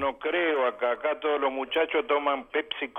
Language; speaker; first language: Spanish; native; Spanish